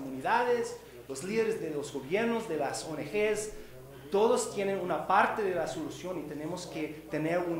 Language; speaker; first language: Spanish; non-native, fluent; English